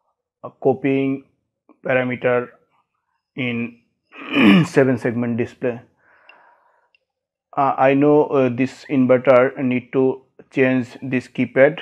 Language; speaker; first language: English; non-native, learner; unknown